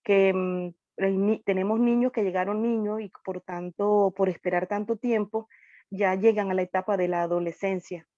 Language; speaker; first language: Spanish; native; Spanish